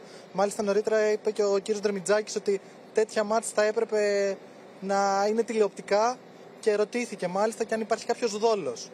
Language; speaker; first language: Greek; native; Greek